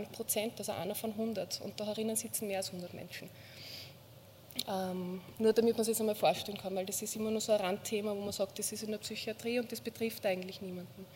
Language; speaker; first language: German; native; German